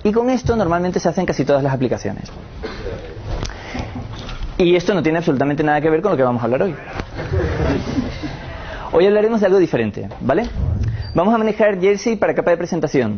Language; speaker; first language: Spanish; native; Spanish